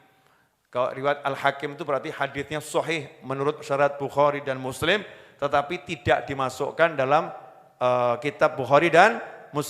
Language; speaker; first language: Indonesian; native; Indonesian